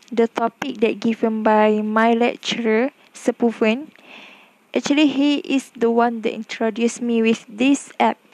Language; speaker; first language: English; non-native, local second language; Malay